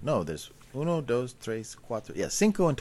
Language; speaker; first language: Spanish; non-native, learner; English